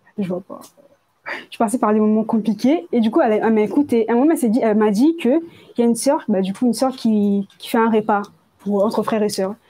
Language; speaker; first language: French; early bilingual, other home language; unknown